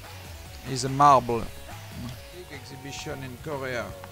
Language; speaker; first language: English; non-native, learner; French